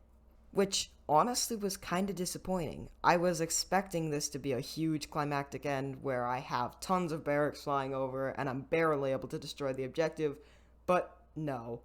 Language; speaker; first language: English; native; English